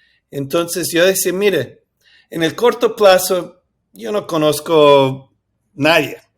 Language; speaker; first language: Spanish; early bilingual, heritage; English